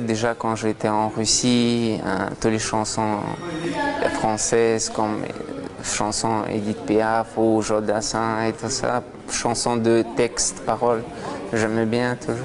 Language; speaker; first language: French; non-native, learner; Russian